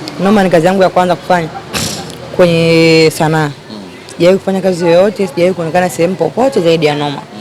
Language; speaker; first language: Swahili; native; Swahili